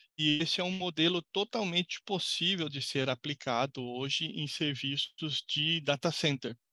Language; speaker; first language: Portuguese; native; Portuguese